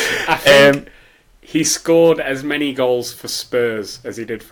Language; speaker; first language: English; native; English